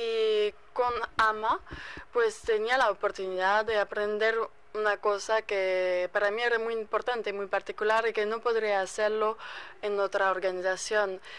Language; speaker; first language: Spanish; non-native, fluent; French